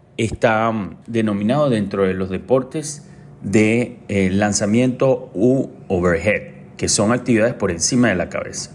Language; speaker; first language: Spanish; native; Spanish